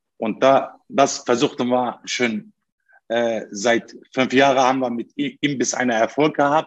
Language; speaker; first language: German; non-native, learner; Turkish